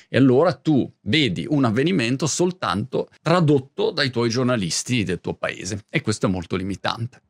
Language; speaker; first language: Italian; native; Italian